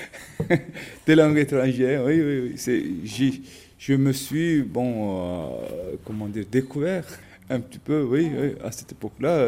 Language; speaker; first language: French; non-native, fluent; Turkish